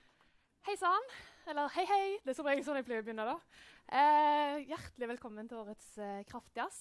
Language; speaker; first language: Norwegian; native; Norwegian